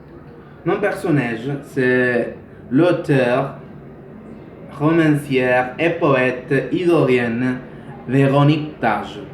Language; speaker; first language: French; non-native, learner; Spanish